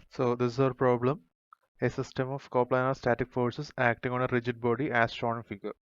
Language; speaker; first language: English; non-native, local second language; Malayalam